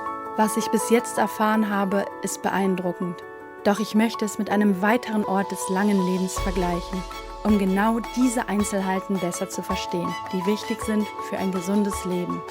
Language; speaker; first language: German; native; German